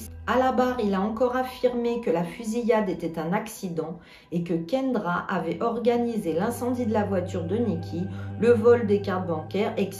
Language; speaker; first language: French; native; French